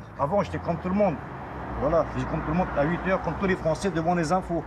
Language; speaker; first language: French; native; French